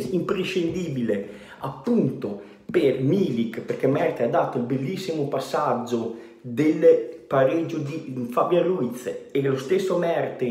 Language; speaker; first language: Italian; native; Italian